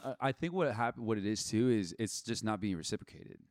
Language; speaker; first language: English; native; English